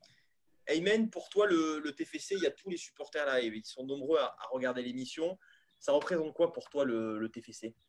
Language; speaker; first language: French; native; French